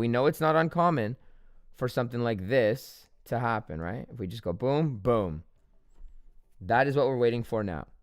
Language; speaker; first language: English; native; English